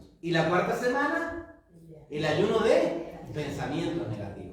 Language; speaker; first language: Spanish; native; Spanish